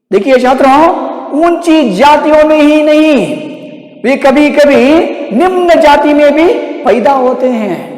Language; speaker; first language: Hindi; non-native, local second language; Kannada